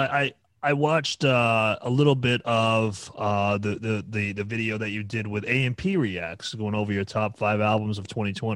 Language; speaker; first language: English; native; English